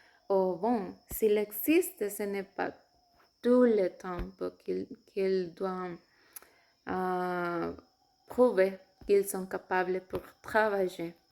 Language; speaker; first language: French; non-native, fluent; Spanish